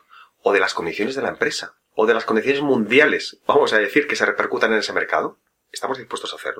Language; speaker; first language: Spanish; native; Spanish